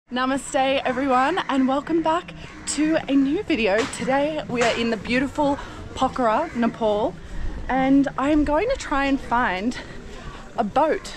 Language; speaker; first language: English; non-native, fluent; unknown